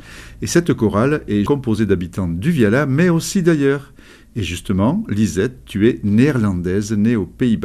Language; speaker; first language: French; native; French